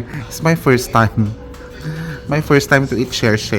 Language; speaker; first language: English; non-native, learner; Filipino